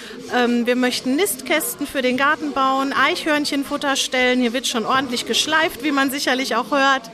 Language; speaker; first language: German; native; German